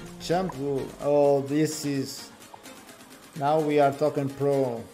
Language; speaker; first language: English; non-native, learner; Portuguese